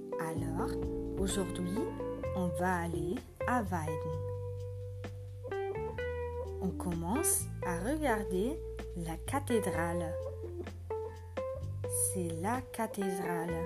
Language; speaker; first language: French; non-native, fluent; German